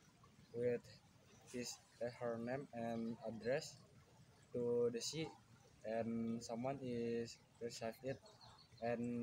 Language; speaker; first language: English; non-native, learner; Indonesian